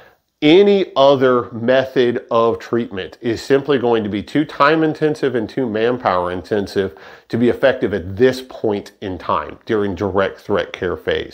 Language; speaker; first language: English; native; English